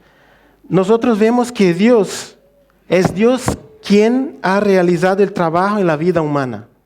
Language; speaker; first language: Spanish; non-native, fluent; Portuguese